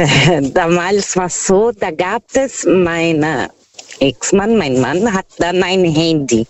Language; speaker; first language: German; non-native, fluent; Portuguese